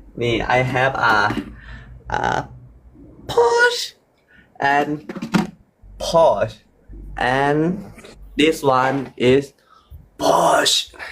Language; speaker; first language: English; non-native, learner; Thai